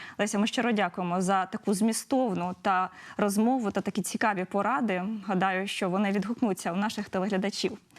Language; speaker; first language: Ukrainian; native; Ukrainian